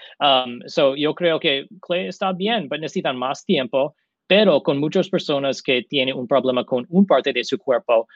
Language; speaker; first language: Spanish; non-native, learner; English